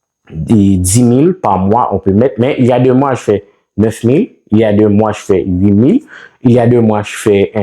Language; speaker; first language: French; non-native, local second language; Haitian Creole